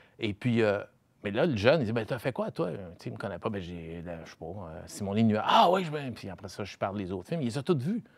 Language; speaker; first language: French; native; French